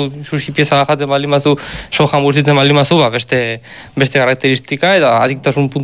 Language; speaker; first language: Basque; native; Basque